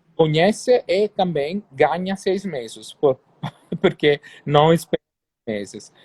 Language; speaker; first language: Portuguese; non-native, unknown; Italian